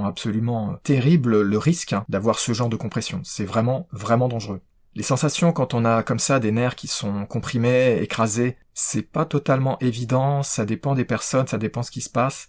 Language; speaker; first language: French; native; French